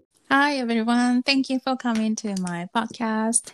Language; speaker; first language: English; non-native, fluent; Japanese